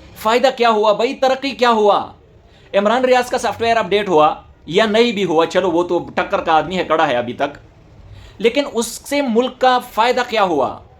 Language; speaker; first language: Urdu; non-native, local second language; Northern Hindko